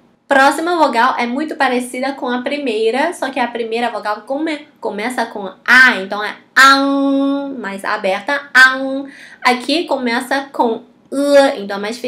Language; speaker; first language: Portuguese; non-native, fluent; Chinese